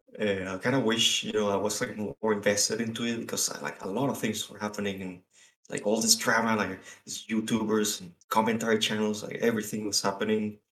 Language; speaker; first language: English; non-native, fluent; Spanish